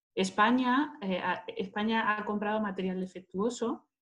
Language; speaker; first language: Spanish; native; Spanish